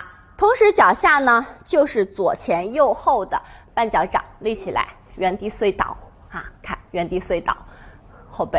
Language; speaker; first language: Chinese; native; Chinese